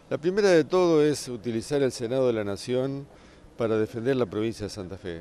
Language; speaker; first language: Spanish; native; Spanish